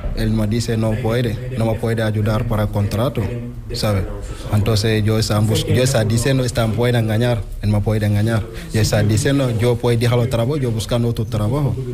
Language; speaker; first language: Spanish; non-native, learner; Wolof